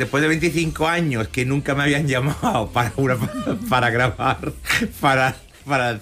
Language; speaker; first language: Spanish; native; Spanish